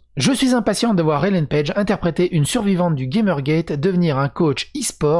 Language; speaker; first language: French; native; French